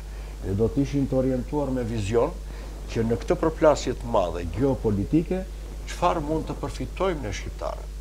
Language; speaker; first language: Albanian; native; Albanian